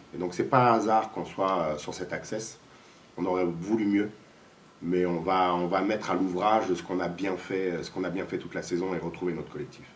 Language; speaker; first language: French; native; French